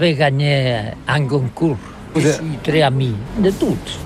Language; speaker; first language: French; non-native, learner; Catalan